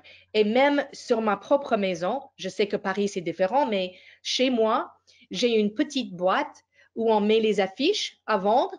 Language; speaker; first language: French; non-native, fluent; English